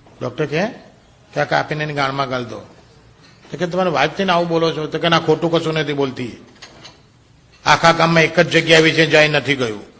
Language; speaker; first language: Gujarati; native; Gujarati